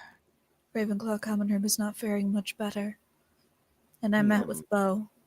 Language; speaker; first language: English; native; English